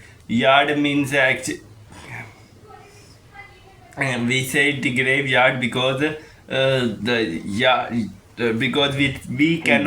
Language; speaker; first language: English; non-native, local second language; Urdu